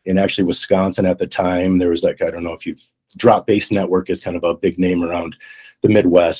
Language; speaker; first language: English; native; English